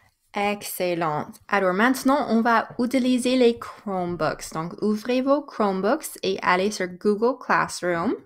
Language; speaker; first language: French; non-native, fluent; English